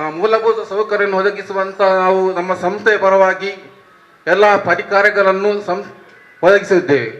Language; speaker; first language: Kannada; native; Kannada